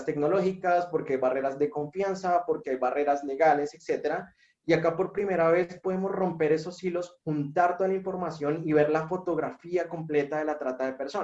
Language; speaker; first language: Spanish; native; Spanish